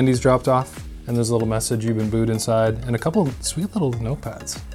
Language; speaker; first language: English; native; English